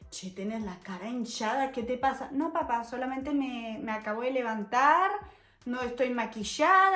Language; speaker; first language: Spanish; non-native, fluent; French